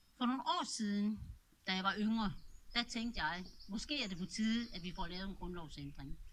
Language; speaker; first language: Danish; native; Danish